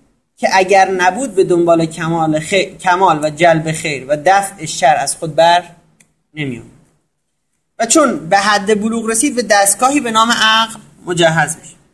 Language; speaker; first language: Persian; native; Persian